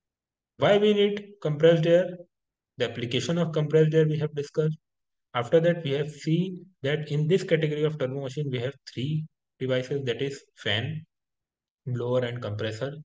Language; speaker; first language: English; non-native, local second language; Hindi